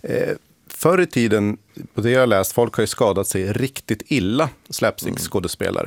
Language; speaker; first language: Swedish; native; Swedish